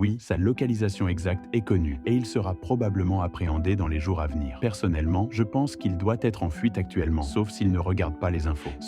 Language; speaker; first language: French; native; French